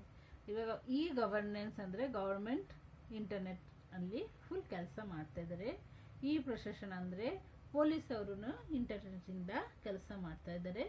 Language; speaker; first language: Kannada; non-native, fluent; Hindi